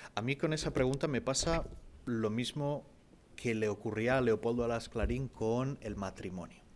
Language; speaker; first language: Spanish; native; Spanish